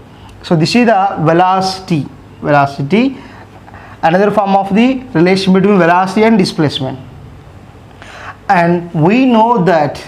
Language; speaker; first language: English; non-native, local second language; Telugu